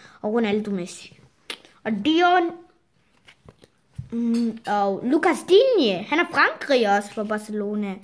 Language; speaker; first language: Danish; early bilingual, other home language; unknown